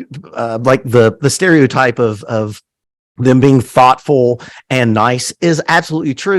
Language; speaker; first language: English; native; English